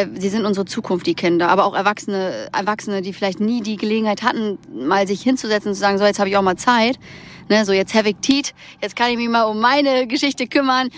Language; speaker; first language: German; early bilingual, other home language; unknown